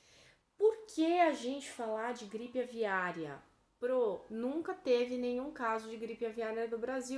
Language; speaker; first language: Portuguese; native; Portuguese